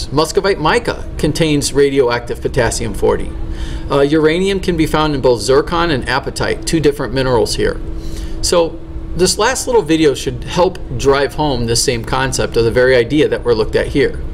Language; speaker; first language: English; native; English